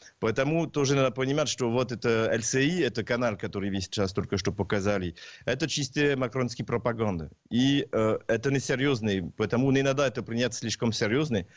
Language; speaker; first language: Russian; non-native, learner; French